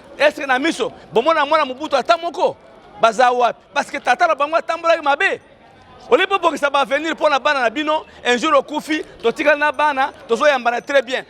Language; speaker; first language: Lingala; non-native, local second language; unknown